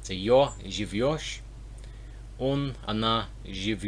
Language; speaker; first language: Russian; non-native, learner; English